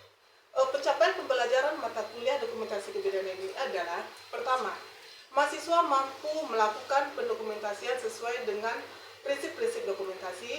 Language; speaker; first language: Indonesian; native; Indonesian